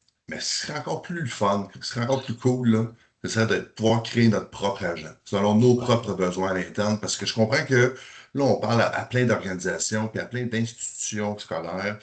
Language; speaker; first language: French; native; French